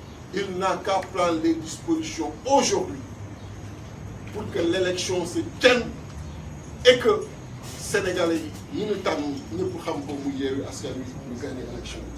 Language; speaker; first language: French; non-native, local second language; Wolof